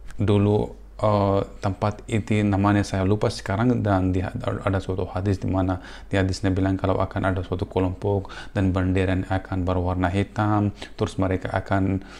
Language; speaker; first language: Indonesian; non-native, fluent; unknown